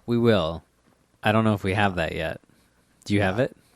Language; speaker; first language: English; native; English